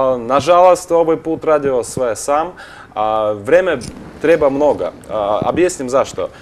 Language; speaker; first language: Bosnian; non-native, learner; Russian